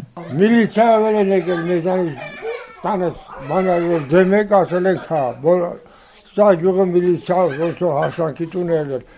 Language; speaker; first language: Armenian; native; Armenian